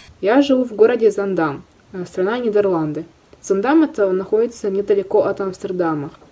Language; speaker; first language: Russian; early bilingual, heritage; Russian